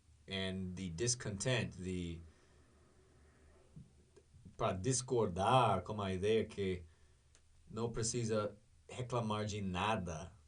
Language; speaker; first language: Portuguese; non-native, learner; English